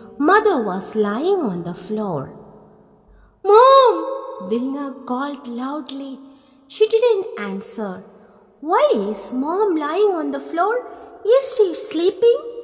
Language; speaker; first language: English; non-native, local second language; Malayalam